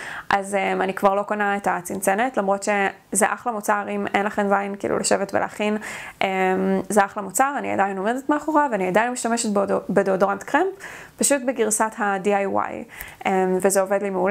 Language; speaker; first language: Hebrew; native; Hebrew